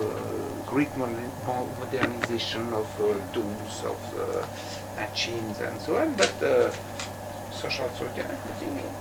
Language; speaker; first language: English; non-native, learner; French